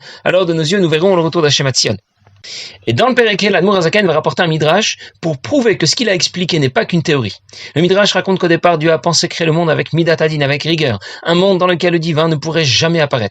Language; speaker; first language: French; native; French